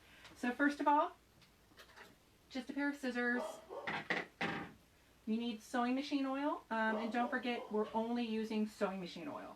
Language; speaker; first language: English; native; English